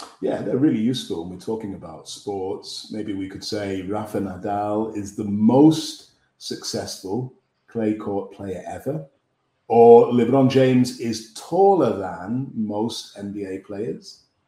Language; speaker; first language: English; native; English